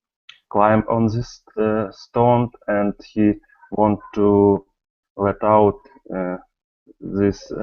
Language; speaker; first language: English; non-native, learner; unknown